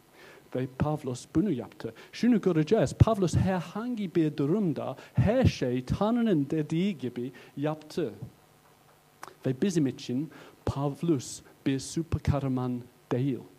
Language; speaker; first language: Turkish; non-native, learner; English